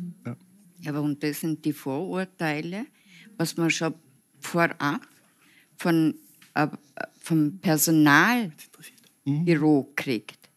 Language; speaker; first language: German; non-native, fluent; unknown